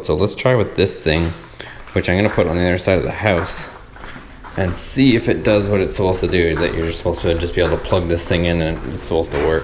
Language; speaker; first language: English; native; English